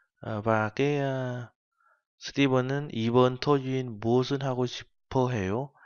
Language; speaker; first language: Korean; non-native, fluent; Vietnamese